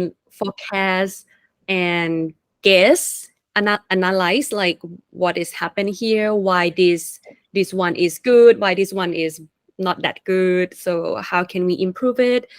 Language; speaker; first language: English; non-native, fluent; Thai